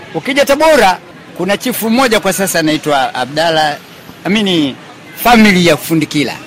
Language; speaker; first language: Swahili; non-native, local second language; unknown